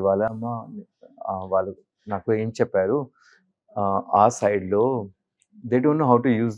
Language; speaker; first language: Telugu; non-native, learner; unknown